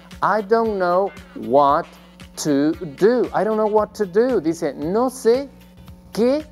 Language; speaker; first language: English; non-native, fluent; Spanish